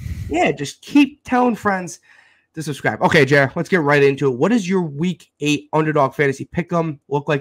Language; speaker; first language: English; native; English